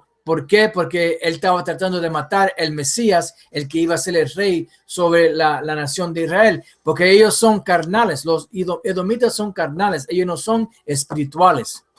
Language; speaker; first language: Spanish; early bilingual, heritage; English